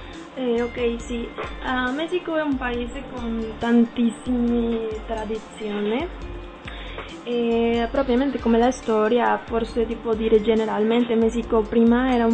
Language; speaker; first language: Italian; non-native, learner; Spanish